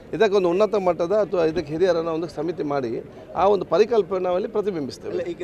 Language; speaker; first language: Kannada; non-native, local second language; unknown